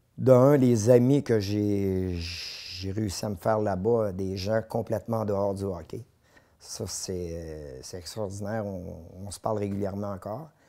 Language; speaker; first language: French; native; French